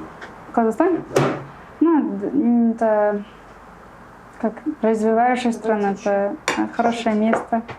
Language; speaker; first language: Russian; non-native, fluent; English